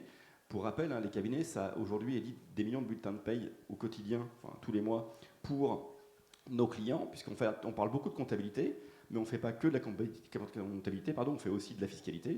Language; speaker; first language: French; native; French